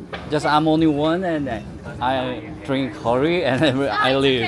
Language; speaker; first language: English; non-native, learner; Korean